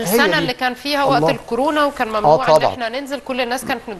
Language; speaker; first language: Arabic; native; Arabic